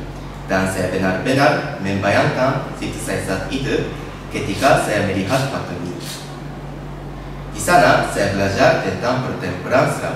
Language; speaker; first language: Indonesian; non-native, learner; Japanese